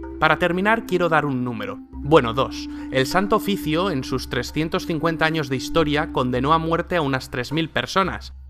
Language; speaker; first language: Spanish; native; Spanish